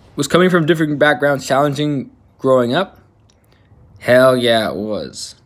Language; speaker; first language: English; native; English